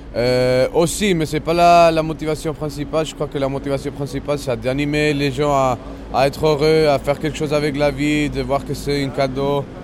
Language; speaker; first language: French; non-native, local second language; Spanish